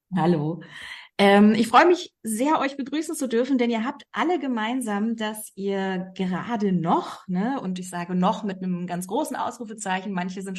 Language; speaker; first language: German; native; German